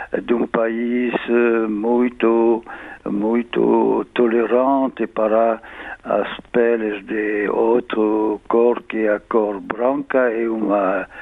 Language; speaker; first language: Portuguese; non-native, fluent; French